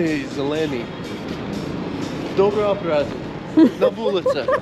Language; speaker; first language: Ukrainian; non-native, learner; English